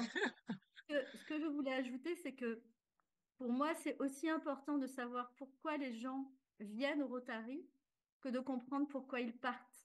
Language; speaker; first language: French; native; French